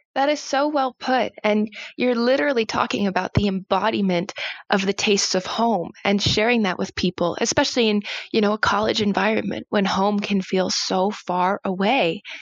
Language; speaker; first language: English; native; English